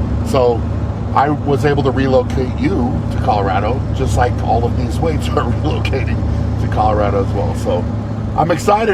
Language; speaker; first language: English; native; English